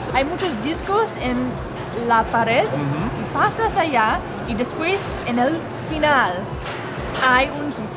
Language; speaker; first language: Spanish; non-native, learner; English